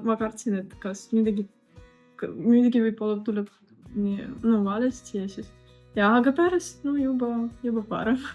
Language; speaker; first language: Estonian; non-native, local second language; Russian